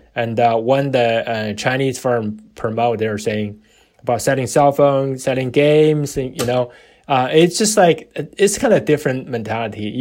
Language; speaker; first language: English; non-native, fluent; Chinese